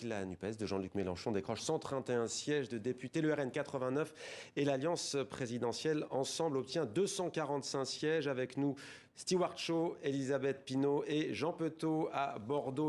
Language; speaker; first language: French; native; French